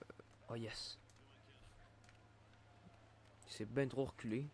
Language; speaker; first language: French; native; French